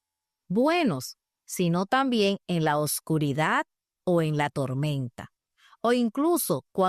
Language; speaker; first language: Spanish; native; Spanish